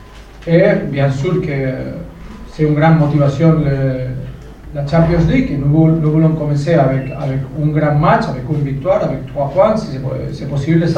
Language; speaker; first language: French; non-native, fluent; Spanish